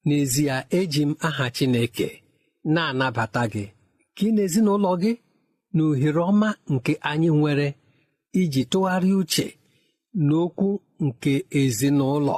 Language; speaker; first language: Igbo; native; Igbo